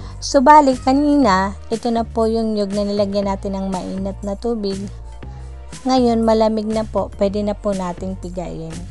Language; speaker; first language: Filipino; non-native, local second language; Bikol